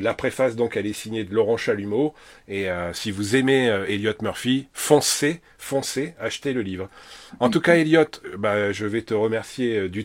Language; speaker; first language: French; native; French